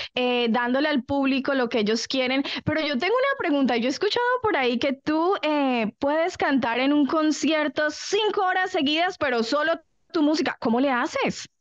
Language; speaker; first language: Spanish; native; Spanish